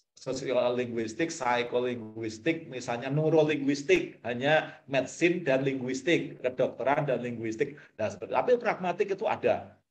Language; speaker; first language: Indonesian; native; Indonesian